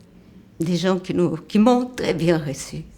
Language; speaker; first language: French; non-native, fluent; Portuguese